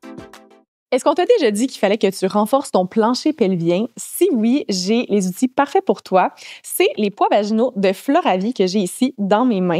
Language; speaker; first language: French; native; French